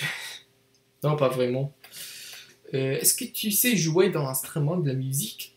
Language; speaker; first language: French; non-native, learner; English